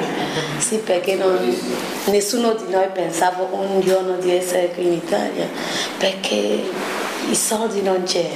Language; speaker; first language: Italian; non-native, learner; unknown